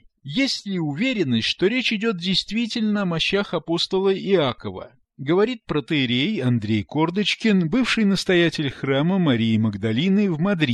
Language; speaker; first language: Russian; native; Russian